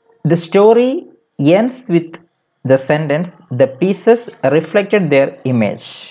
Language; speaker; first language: English; non-native, local second language; Malayalam